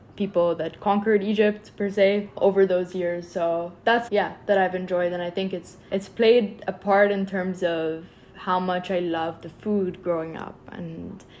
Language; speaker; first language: English; non-native, fluent; Arabic